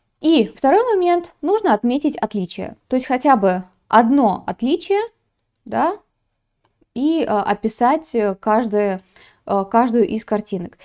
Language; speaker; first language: Russian; native; Russian